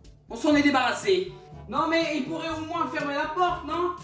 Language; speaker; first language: French; native; French